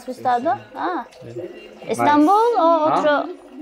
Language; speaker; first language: Spanish; non-native, learner; Turkish